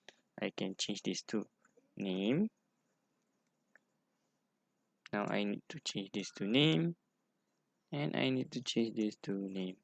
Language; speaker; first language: English; non-native, local second language; Malay